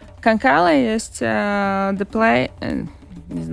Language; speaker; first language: Russian; non-native, local second language; Latvian